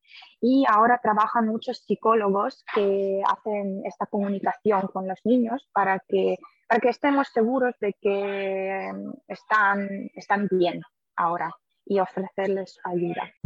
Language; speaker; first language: Spanish; non-native, fluent; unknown